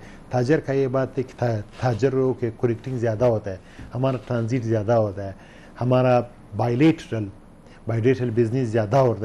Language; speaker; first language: Hindi; non-native, learner; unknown